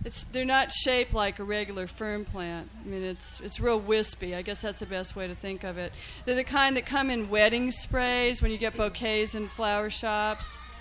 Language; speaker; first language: English; native; English